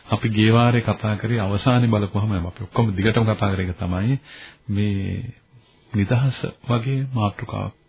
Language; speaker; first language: Sinhala; native; Sinhala